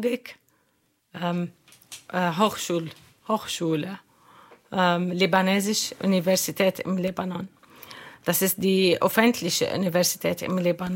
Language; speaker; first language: German; non-native, learner; Arabic